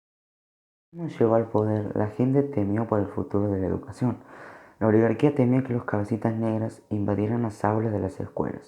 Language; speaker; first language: Spanish; native; Spanish